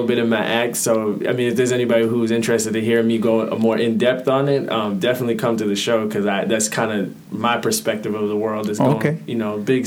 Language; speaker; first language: English; native; English